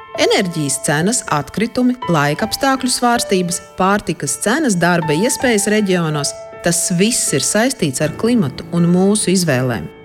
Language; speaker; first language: Latvian; native; Latvian